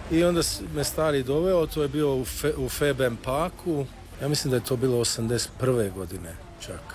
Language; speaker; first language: Croatian; early bilingual, heritage; Croatian